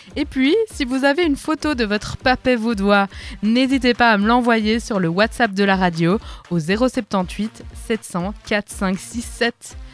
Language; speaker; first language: French; native; French